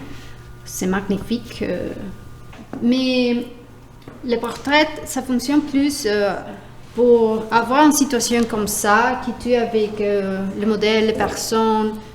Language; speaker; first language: French; non-native, learner; Spanish